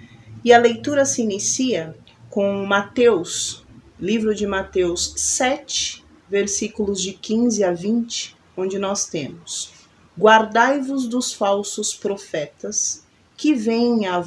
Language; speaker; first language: Portuguese; native; Portuguese